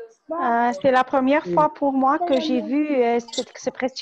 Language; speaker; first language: French; non-native, fluent; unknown